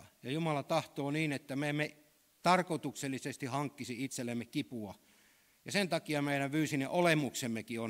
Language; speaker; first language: Finnish; native; Finnish